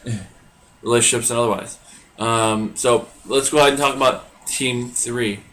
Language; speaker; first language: English; native; English